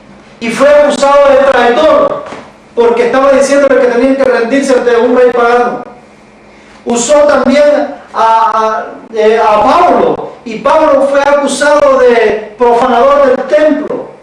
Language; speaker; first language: Spanish; native; Spanish